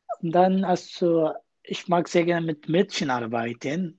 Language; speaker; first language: German; non-native, learner; Kurdish